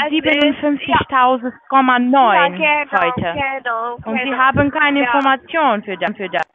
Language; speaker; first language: German; non-native, learner; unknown